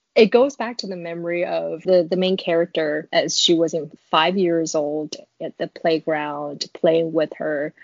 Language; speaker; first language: English; non-native, fluent; Chinese